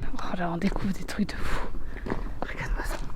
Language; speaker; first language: French; native; French